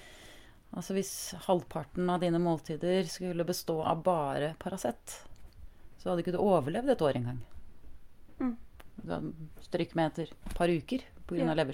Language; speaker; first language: Norwegian; native; Norwegian